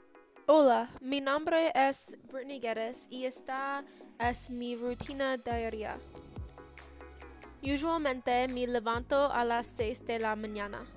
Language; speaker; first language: Spanish; non-native, learner; English